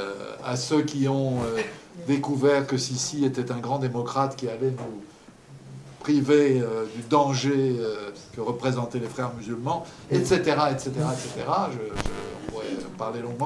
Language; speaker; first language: French; native; French